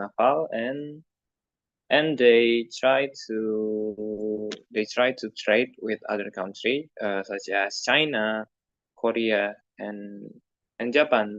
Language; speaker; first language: English; non-native, learner; Indonesian